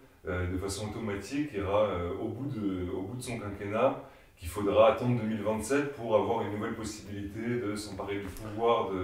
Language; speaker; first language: French; native; French